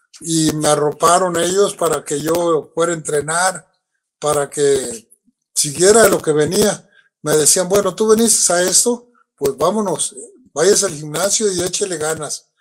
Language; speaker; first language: Spanish; native; Spanish